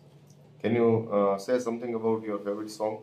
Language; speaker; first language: English; non-native, fluent; Gujarati